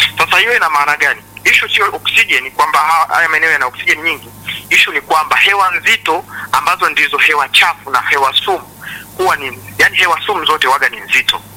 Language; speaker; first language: Swahili; native; Swahili